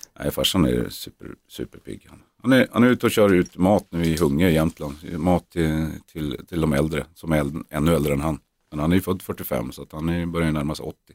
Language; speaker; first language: Swedish; native; Swedish